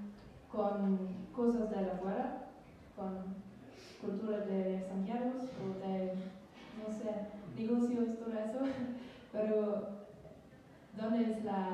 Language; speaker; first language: Spanish; non-native, learner; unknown